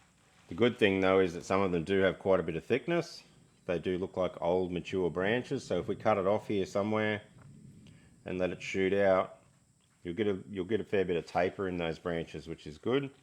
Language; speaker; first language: English; native; English